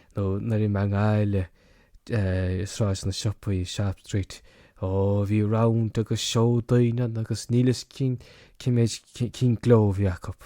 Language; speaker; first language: Irish; native; Irish